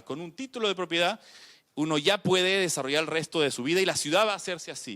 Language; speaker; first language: Spanish; native; Spanish